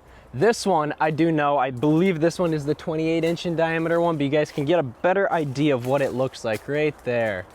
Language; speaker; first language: English; native; English